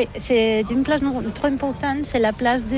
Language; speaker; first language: French; non-native, learner; Catalan